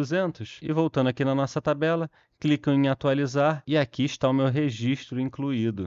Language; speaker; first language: Portuguese; native; Portuguese